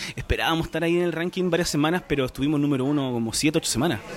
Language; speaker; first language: Spanish; native; Spanish